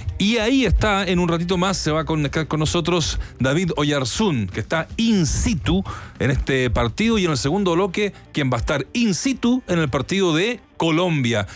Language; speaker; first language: Spanish; native; Spanish